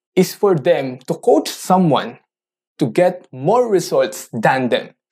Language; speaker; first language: English; non-native, local second language; Filipino